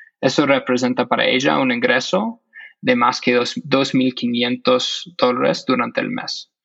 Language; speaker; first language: Spanish; non-native, fluent; English